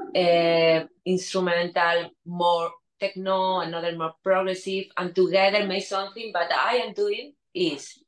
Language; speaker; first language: English; non-native, learner; Spanish